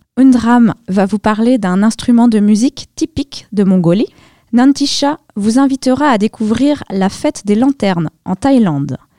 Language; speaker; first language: French; native; French